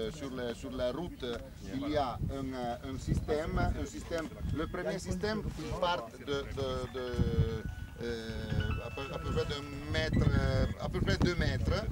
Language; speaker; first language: French; non-native, learner; Italian